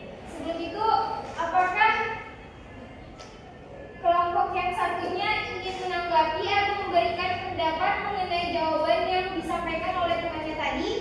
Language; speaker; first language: Indonesian; native; Indonesian